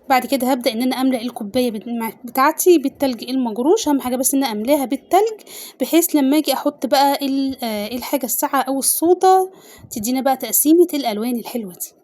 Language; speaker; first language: Arabic; native; Arabic